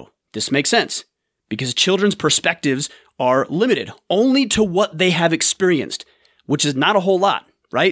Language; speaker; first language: English; native; English